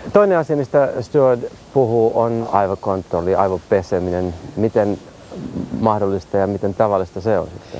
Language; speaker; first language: Finnish; native; Finnish